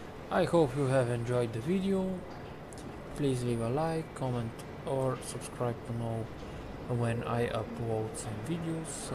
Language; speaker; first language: English; non-native, fluent; Bulgarian